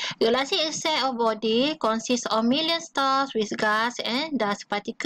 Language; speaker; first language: English; non-native, local second language; Malay